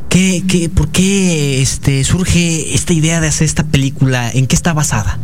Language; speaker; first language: Spanish; native; Spanish